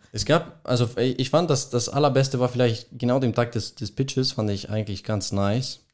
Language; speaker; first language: German; non-native, fluent; Spanish